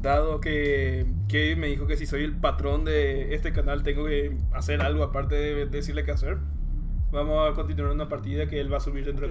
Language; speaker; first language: Spanish; native; Spanish